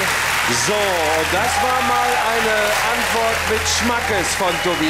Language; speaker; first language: German; native; German